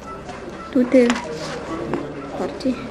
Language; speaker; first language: French; non-native, learner; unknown